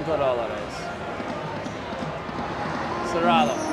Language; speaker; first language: Spanish; non-native, learner; English